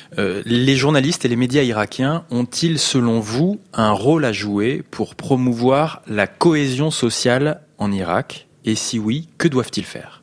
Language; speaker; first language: French; native; French